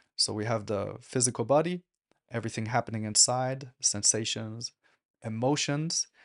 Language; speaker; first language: English; non-native, fluent; German